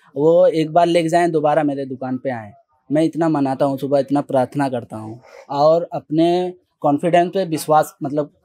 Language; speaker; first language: Hindi; native; Hindi